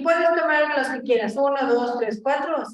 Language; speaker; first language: Spanish; native; Spanish